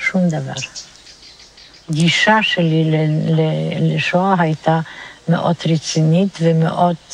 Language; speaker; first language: Hebrew; non-native, fluent; Polish